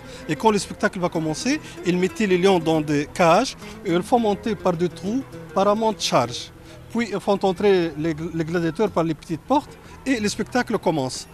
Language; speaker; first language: French; non-native, local second language; Arabic